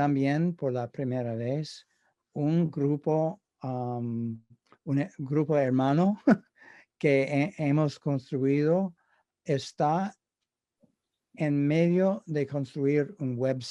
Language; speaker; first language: Spanish; non-native, fluent; English